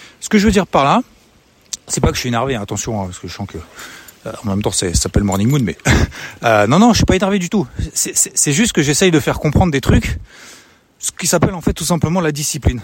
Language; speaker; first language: French; native; French